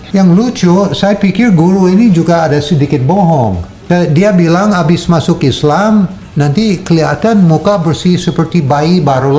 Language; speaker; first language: Indonesian; non-native, learner; English